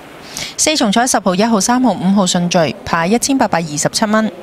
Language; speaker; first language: Cantonese; native; Cantonese